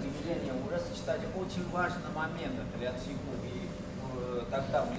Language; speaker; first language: Russian; non-native, learner; Chinese